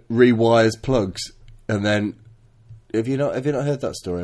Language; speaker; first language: English; native; English